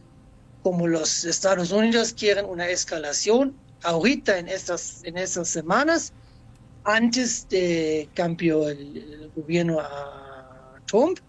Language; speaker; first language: Spanish; non-native, fluent; German